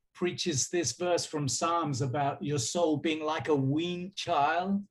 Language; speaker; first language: English; native; English